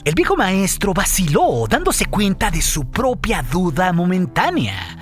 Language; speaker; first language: Spanish; native; Spanish